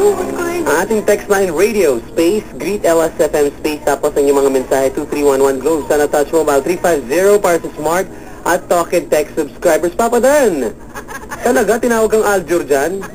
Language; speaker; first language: Filipino; native; Filipino